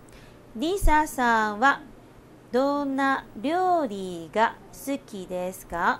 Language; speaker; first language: Japanese; non-native, fluent; Chinese